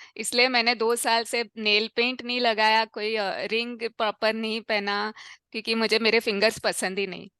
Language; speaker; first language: Hindi; non-native, local second language; Tamil